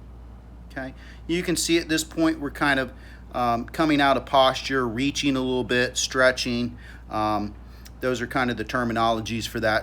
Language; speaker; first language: English; native; English